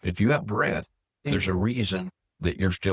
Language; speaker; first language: English; native; English